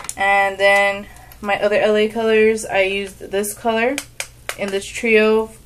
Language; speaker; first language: English; early bilingual, other home language; Spanish